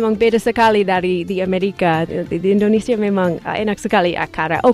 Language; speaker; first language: Indonesian; non-native, fluent; English